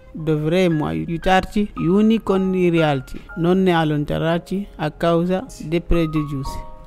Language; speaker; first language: Italian; non-native, learner; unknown